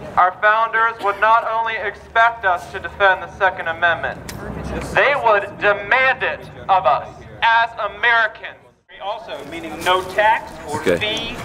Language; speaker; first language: English; native; English